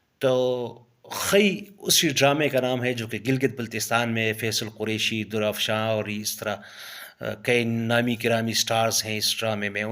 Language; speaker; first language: Urdu; non-native, local second language; Pashto